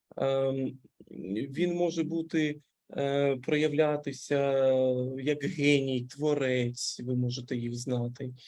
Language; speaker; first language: Ukrainian; non-native, local second language; Russian